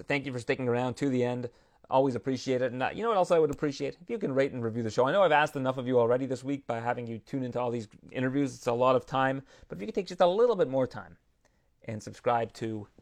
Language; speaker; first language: English; early bilingual, other home language; Lithuanian